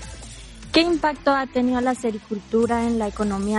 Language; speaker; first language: Spanish; native; Spanish